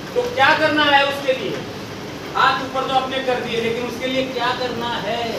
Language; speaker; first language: Hindi; non-native, local second language; Marathi